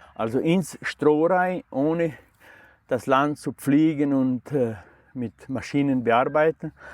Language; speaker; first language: German; early bilingual, heritage; German